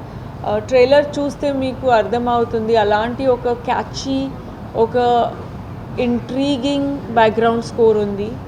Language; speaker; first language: Telugu; non-native, fluent; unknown